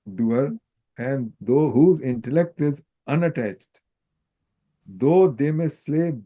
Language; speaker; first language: English; non-native, local second language; Hindi